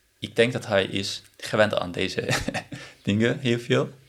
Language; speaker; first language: Dutch; non-native, learner; Turkish